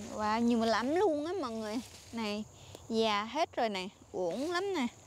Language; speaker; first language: Vietnamese; non-native, fluent; Jarai